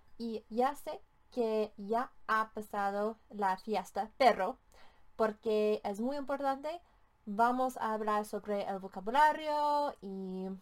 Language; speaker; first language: Spanish; non-native, fluent; English